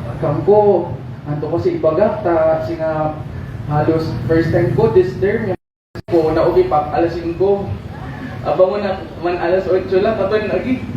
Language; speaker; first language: Filipino; non-native, local second language; Pangasinan